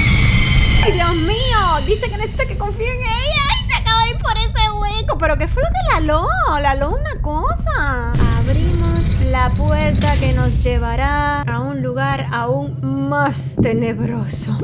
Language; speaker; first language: Spanish; native; Spanish